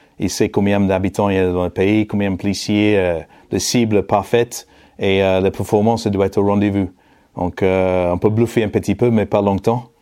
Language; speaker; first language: French; non-native, fluent; English